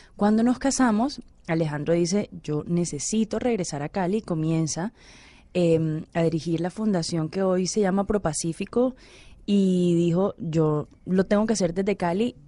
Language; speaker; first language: Spanish; native; Spanish